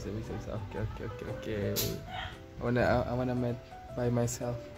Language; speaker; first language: English; non-native, learner; Indonesian